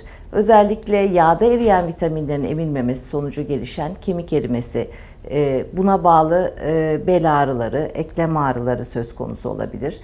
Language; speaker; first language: Turkish; native; Turkish